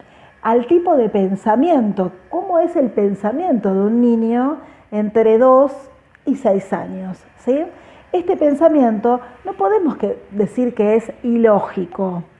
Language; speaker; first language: Spanish; native; Spanish